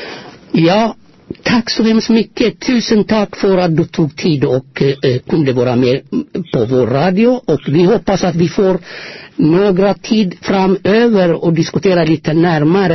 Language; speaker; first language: Swedish; non-native, fluent; Amharic